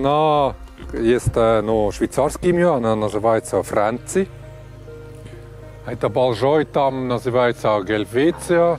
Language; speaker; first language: Russian; non-native, learner; German